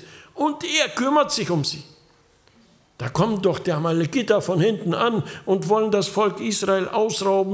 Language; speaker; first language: German; early bilingual, heritage; German